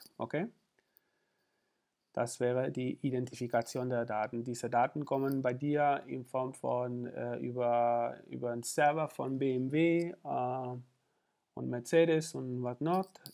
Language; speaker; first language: German; non-native, fluent; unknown